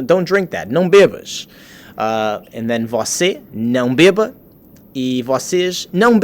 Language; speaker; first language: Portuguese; non-native, fluent; English